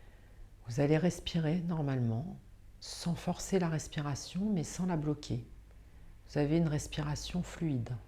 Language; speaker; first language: French; native; French